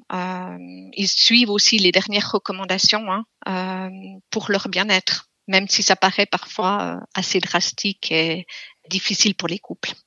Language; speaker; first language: French; native; French